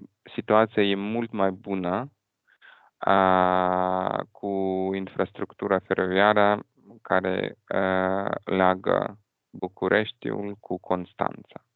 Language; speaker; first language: Romanian; non-native, fluent; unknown